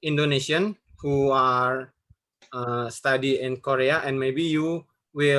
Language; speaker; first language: English; non-native, learner; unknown